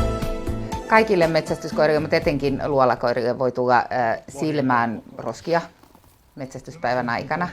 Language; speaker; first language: Finnish; native; Finnish